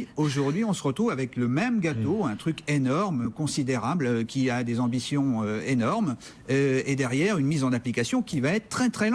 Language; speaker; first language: French; native; French